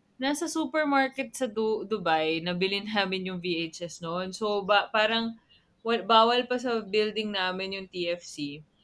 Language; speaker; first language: Filipino; native; Filipino